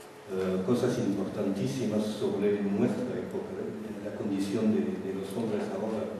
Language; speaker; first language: Spanish; non-native, fluent; French